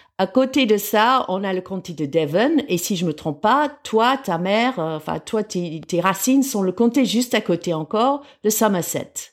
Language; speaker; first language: French; non-native, fluent; English